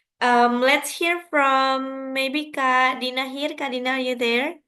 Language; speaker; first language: English; non-native, fluent; Indonesian